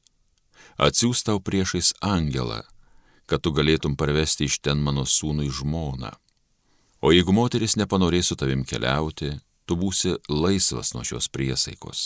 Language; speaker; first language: Lithuanian; native; Lithuanian